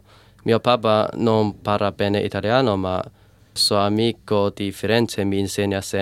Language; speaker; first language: Italian; non-native, learner; Cantonese